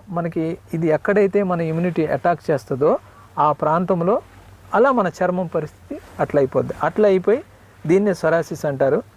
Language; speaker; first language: Telugu; non-native, local second language; Koya